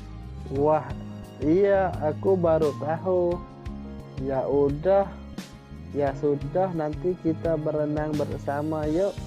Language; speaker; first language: Indonesian; non-native, learner; Thai